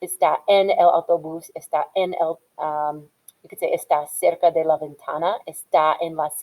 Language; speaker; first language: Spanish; non-native, fluent; English